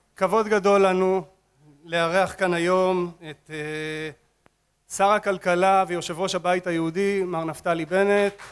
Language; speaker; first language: Hebrew; native; Hebrew